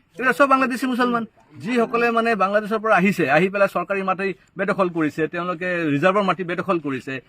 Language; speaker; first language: Assamese; non-native, local second language; Bangla